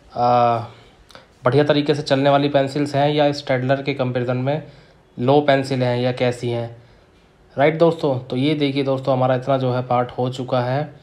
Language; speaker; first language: Hindi; native; Hindi